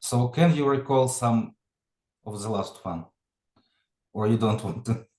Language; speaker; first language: English; non-native, fluent; Ukrainian